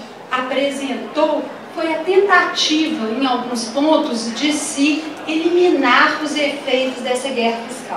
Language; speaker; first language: Portuguese; native; Portuguese